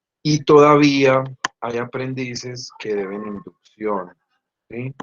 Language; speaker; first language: Spanish; native; Spanish